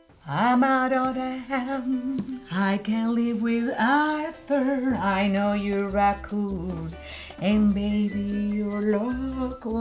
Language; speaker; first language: English; non-native, learner; Spanish